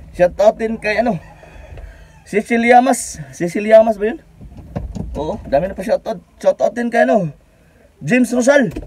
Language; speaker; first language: Filipino; non-native, local second language; Cebuano